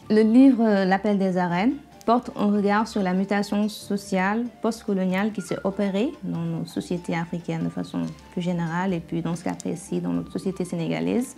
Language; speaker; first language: French; non-native, local second language; Fula